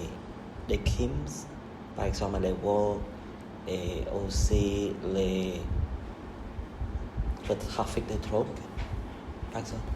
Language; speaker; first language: French; non-native, learner; Khmer